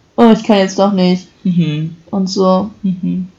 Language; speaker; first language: German; native; German